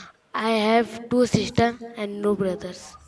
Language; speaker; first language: English; non-native, learner; Hindi